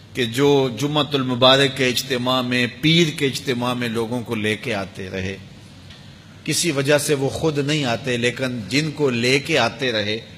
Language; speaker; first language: Urdu; native; Urdu